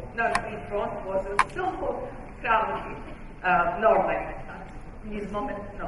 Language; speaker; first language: English; non-native, fluent; Italian